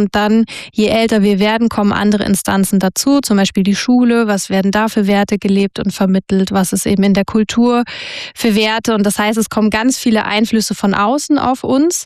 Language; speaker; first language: German; native; German